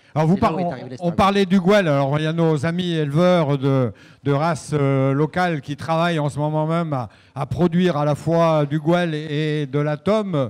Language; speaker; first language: French; native; French